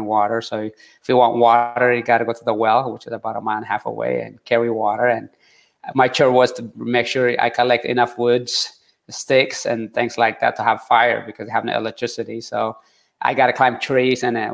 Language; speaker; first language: English; early bilingual, other home language; Tigrinya